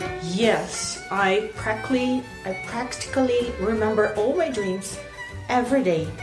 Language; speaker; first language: English; non-native, fluent; Portuguese